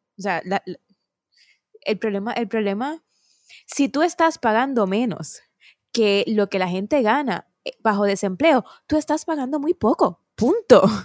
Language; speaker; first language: Spanish; native; Spanish